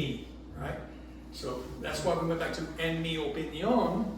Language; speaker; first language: Spanish; non-native, fluent; English